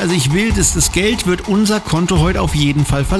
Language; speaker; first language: German; native; German